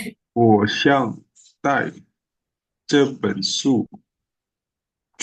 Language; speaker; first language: Chinese; non-native, learner; Indonesian